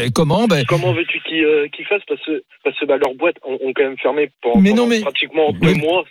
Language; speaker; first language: French; native; French